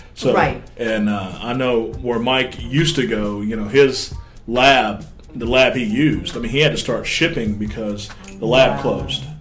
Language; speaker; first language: English; native; English